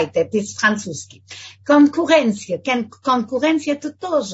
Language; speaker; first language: Russian; non-native, learner; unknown